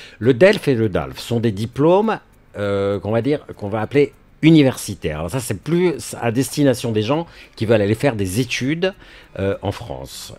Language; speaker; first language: French; native; French